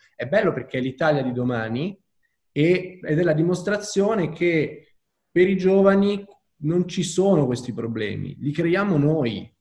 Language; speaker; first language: Italian; native; Italian